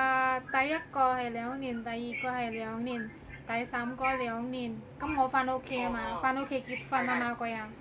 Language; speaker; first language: Cantonese; non-native, fluent; Javanese